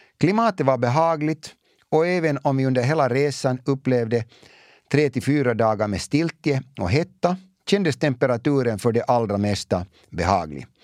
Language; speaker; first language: Swedish; native; Swedish